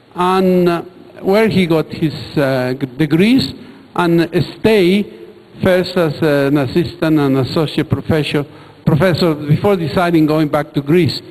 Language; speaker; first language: English; non-native, fluent; Spanish